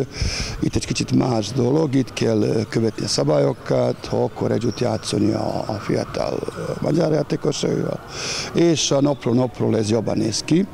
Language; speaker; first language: Hungarian; non-native, fluent; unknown